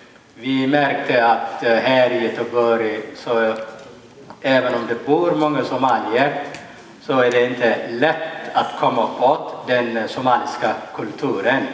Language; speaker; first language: Swedish; early bilingual, other home language; Somali